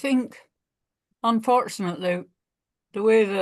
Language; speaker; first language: English; native; English